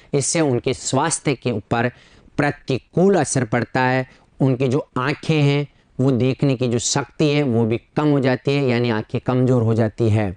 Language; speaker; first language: Hindi; native; Hindi